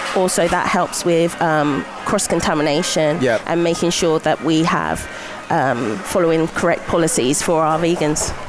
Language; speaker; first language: English; native; English